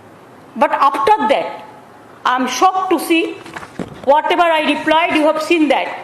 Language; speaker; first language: English; non-native, local second language; Bangla